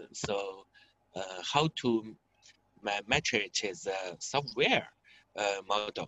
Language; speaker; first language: English; non-native, learner; Chinese